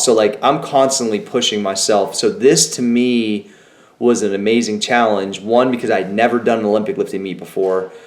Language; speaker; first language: English; native; English